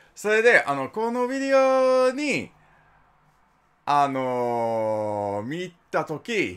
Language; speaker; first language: Japanese; non-native, learner; English